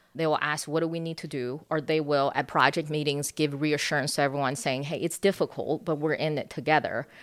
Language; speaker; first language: English; early bilingual, other home language; Chinese